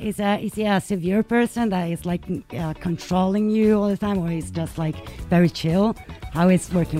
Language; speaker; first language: English; non-native, fluent; Italian